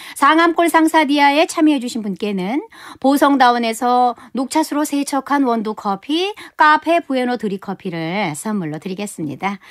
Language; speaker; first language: Korean; native; Korean